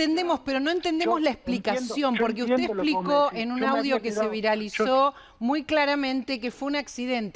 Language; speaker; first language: Spanish; native; Spanish